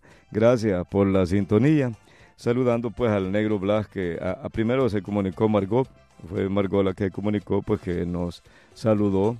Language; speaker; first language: Spanish; native; Spanish